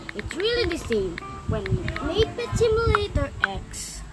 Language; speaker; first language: English; non-native, fluent; Arabic